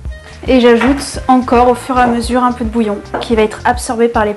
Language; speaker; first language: French; native; French